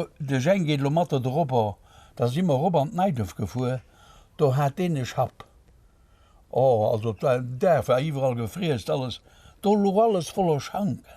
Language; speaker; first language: Luxembourgish; native; Luxembourgish